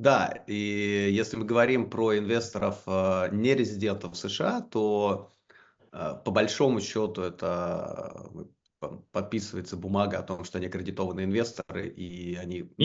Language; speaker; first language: Russian; native; Russian